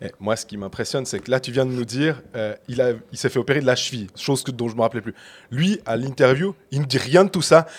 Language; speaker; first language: French; native; French